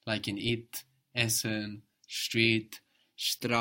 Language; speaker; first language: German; non-native, fluent; English